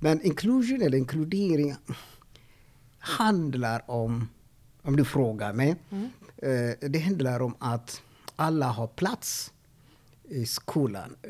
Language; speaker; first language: Swedish; non-native, fluent; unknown